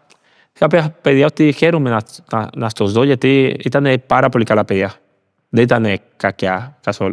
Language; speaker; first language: Greek; non-native, learner; Spanish